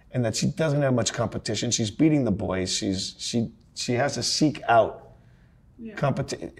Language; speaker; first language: English; native; English